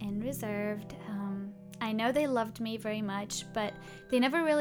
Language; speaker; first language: English; non-native, fluent; Arabic